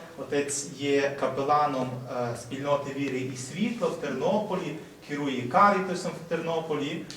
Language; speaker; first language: Ukrainian; native; Ukrainian